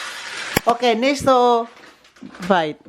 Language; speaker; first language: German; non-native, learner; Filipino